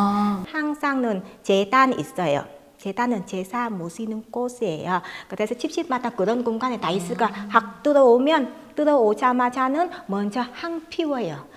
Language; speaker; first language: Korean; non-native, fluent; Vietnamese